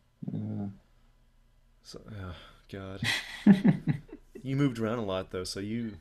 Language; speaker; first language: English; native; English